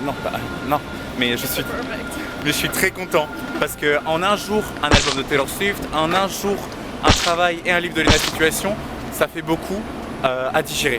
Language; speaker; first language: French; native; French